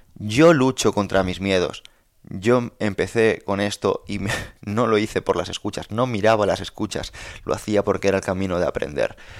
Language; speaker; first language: Spanish; native; Spanish